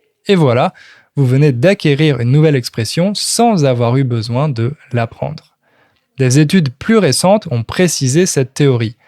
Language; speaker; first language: French; native; French